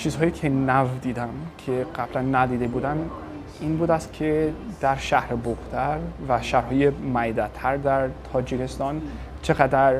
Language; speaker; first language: Persian; non-native, fluent; English